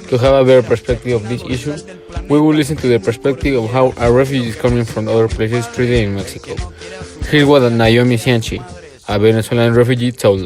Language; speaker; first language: English; non-native, fluent; Spanish